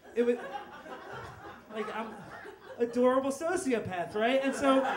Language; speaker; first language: English; native; English